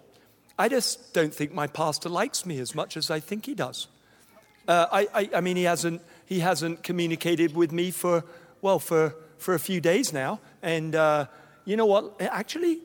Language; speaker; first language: English; native; English